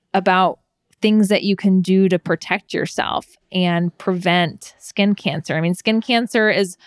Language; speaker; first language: English; native; English